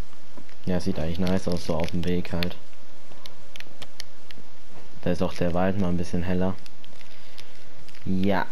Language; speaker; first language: German; native; German